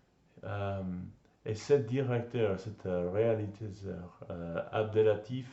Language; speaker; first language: French; non-native, learner; English